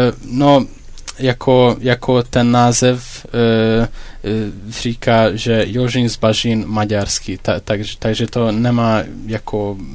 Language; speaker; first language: Czech; non-native, fluent; Hungarian